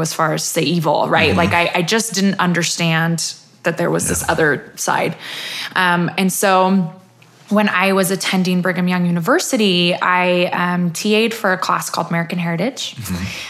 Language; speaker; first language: English; native; English